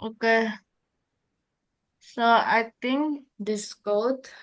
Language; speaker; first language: English; non-native, learner; Indonesian